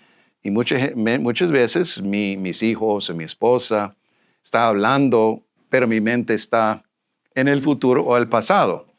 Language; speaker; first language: Spanish; non-native, fluent; English